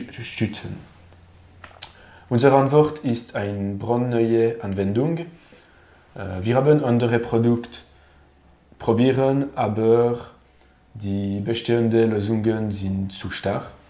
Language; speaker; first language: German; non-native, learner; French